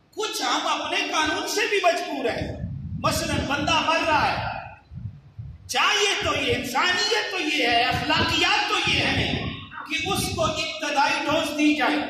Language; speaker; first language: Urdu; non-native, local second language; Punjabi